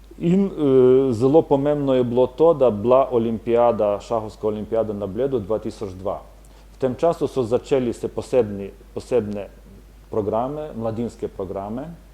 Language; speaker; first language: Slovenian; non-native, fluent; Ukrainian